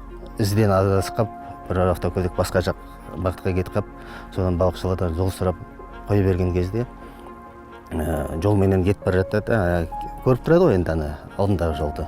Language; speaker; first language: Kazakh; native; Kazakh